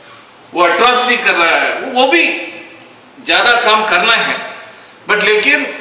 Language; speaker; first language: Hindi; non-native, local second language; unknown